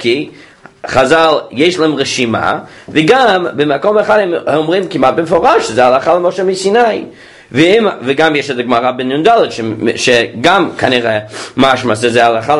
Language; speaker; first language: Hebrew; non-native, fluent; English